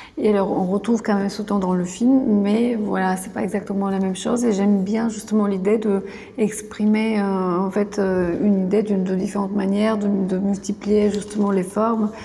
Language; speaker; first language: French; non-native, fluent; Bulgarian